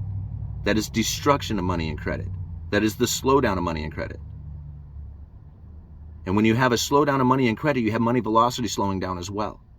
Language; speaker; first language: English; native; English